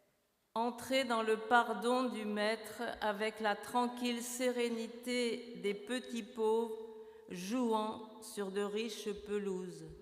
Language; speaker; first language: French; native; French